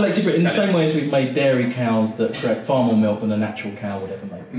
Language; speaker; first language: English; native; English